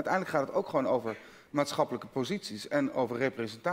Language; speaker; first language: Dutch; native; Dutch